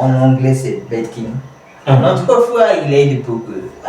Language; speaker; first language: French; non-native, learner; Kamba